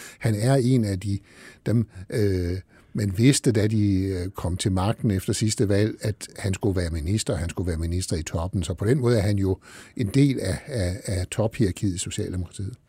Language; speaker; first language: Danish; native; Danish